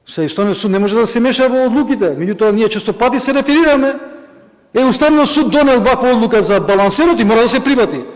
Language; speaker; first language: Macedonian; non-native, local second language; Albanian